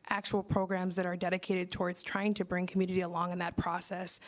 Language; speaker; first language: English; native; English